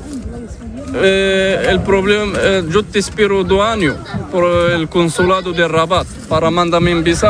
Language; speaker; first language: Spanish; non-native, learner; Arabic